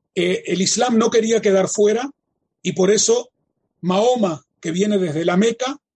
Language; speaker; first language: Spanish; native; Spanish